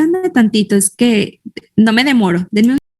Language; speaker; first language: Spanish; native; Spanish